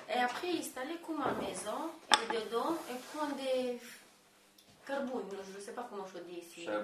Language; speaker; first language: French; non-native, learner; Romanian